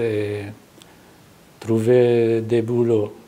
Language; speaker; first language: French; non-native, fluent; Arabic